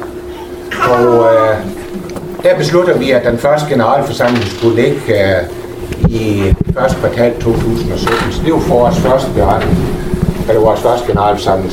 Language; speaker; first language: Danish; native; Danish